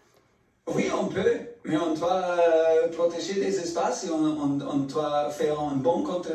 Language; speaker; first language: French; non-native, learner; German